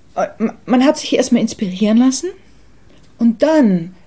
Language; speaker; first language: German; early bilingual, other home language; English